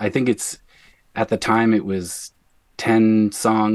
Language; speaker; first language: English; native; English